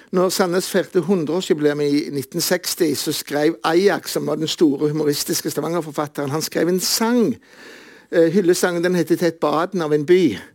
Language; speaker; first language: Norwegian; native; Norwegian